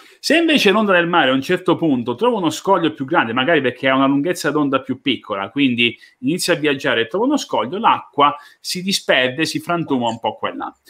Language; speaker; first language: Italian; native; Italian